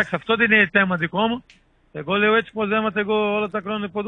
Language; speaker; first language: Greek; non-native, learner; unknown